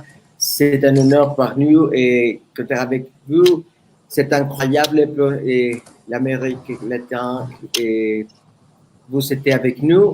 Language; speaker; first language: French; non-native, learner; Spanish